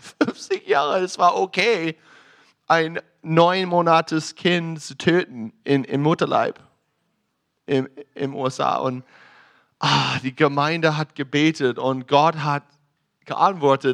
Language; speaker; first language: German; non-native, fluent; English